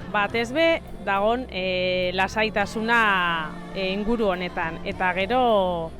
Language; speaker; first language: Basque; native; Basque